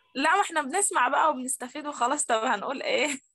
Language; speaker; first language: Arabic; non-native, fluent; Chinese